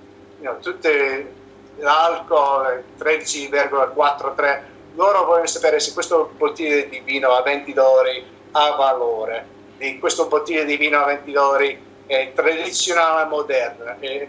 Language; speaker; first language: Italian; non-native, learner; English